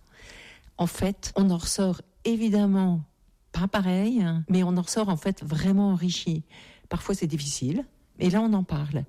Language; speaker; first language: French; native; French